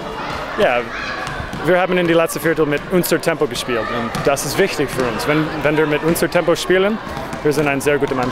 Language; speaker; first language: German; non-native, learner; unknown